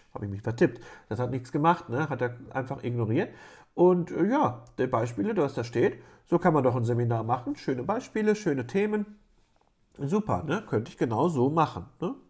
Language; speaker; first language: German; native; German